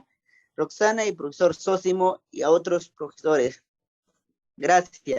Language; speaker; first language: Spanish; non-native, local second language; Quechua